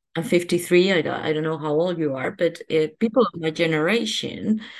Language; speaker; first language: English; non-native, fluent; Spanish